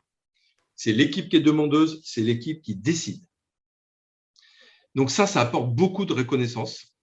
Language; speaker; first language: French; native; French